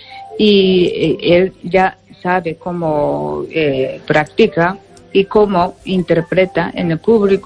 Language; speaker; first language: Spanish; non-native, learner; Japanese